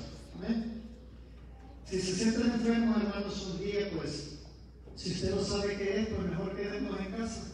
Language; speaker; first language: Spanish; native; Spanish